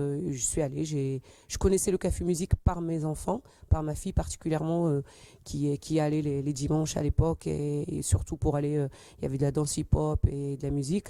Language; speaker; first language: French; native; French